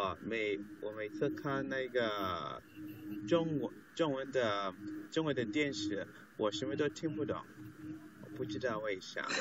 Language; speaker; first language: Chinese; non-native, fluent; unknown